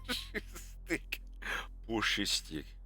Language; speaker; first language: Russian; non-native, learner; English